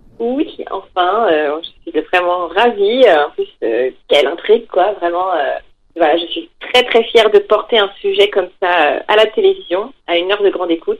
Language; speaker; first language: French; native; French